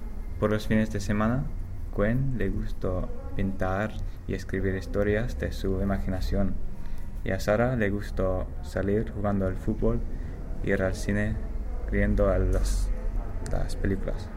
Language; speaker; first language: Spanish; non-native, learner; English